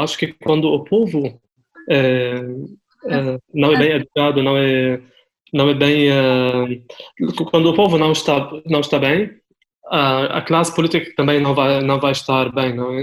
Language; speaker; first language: Portuguese; non-native, fluent; Arabic